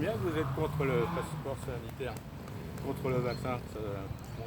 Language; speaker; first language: French; native; French